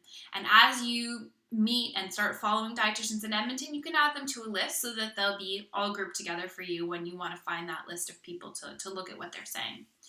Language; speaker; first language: English; native; English